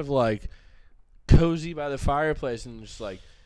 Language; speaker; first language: English; native; English